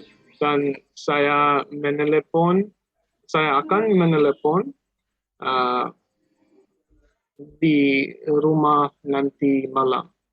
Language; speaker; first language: Indonesian; non-native, learner; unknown